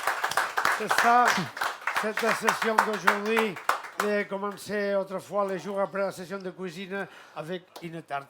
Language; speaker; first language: French; non-native, learner; Catalan